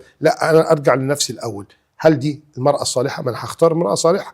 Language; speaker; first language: Arabic; native; Arabic